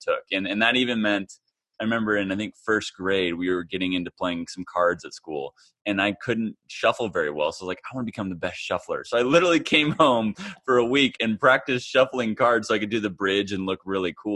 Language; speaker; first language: English; native; English